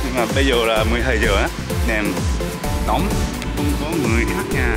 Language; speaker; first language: Vietnamese; non-native, learner; Japanese